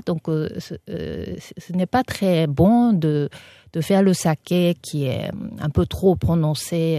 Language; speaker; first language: French; non-native, fluent; Japanese